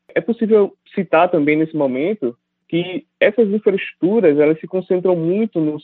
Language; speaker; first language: Portuguese; native; Portuguese